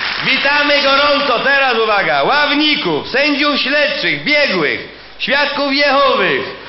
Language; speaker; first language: Polish; native; Polish